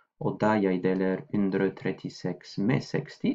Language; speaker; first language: Norwegian; non-native, fluent; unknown